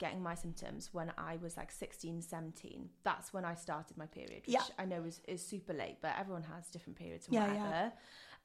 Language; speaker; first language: English; non-native, local second language; Welsh